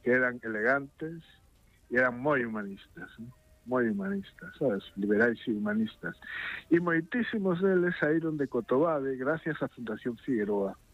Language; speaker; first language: Galician; native; Galician